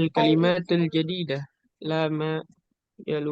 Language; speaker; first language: Arabic; non-native, learner; Indonesian